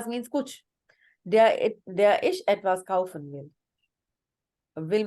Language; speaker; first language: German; non-native, fluent; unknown